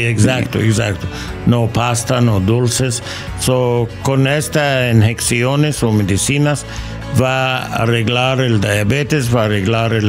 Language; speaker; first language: Spanish; non-native, learner; English